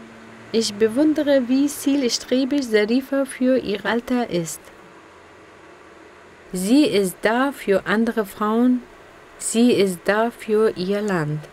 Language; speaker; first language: German; non-native, fluent; Persian